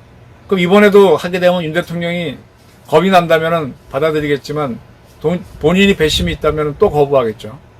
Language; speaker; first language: Korean; native; Korean